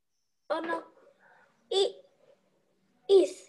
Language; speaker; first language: English; non-native, learner; Vietnamese